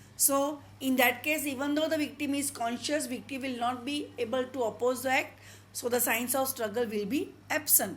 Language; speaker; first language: English; non-native, local second language; Gujarati